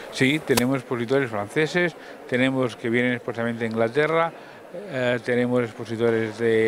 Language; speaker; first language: Spanish; native; Spanish